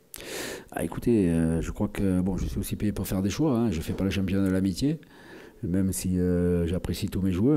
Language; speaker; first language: French; native; French